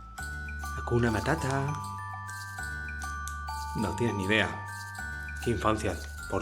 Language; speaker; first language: Spanish; native; Spanish